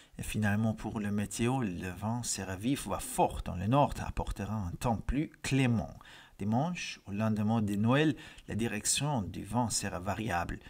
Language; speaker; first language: French; non-native, fluent; Hungarian